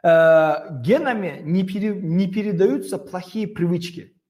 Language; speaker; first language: Russian; non-native, local second language; Kazakh